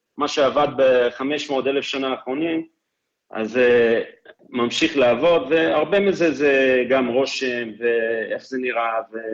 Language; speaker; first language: Hebrew; non-native, fluent; English